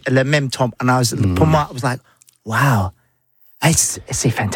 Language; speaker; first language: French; non-native, learner; English